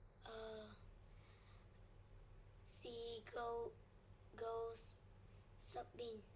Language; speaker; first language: English; non-native, learner; Vietnamese